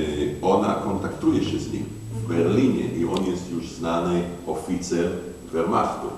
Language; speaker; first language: Polish; non-native, fluent; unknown